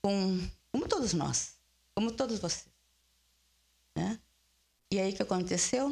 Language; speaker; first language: Portuguese; early bilingual, other home language; Spanish